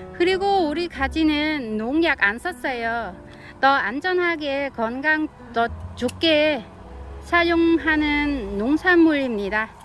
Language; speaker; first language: Korean; non-native, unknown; Vietnamese